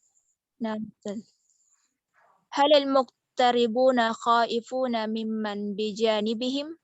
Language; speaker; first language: Arabic; non-native, learner; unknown